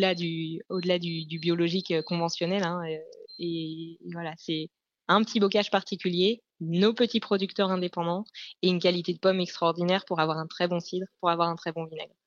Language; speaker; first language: French; native; French